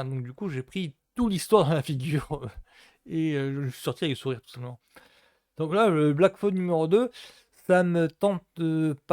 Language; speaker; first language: French; native; French